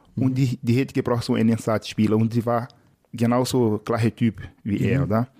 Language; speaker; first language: German; non-native, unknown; Portuguese